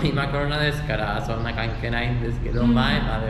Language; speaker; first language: Japanese; non-native, fluent; Spanish